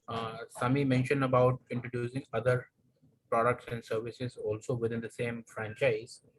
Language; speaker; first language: English; non-native, local second language; Hindi